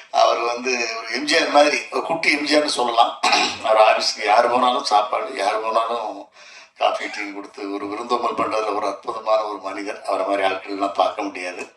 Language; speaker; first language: Tamil; native; Tamil